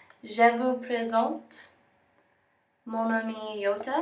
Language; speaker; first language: French; non-native, learner; English